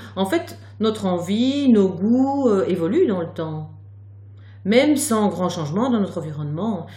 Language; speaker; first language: French; native; French